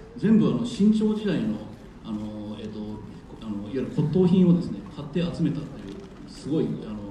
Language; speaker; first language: Japanese; non-native, fluent; Chinese